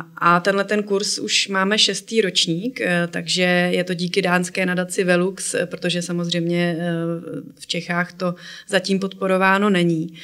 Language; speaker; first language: Czech; native; Czech